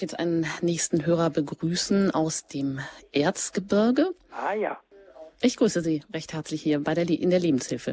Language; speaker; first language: German; native; German